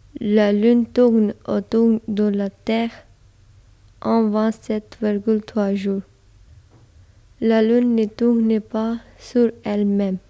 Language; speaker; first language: French; non-native, learner; Urdu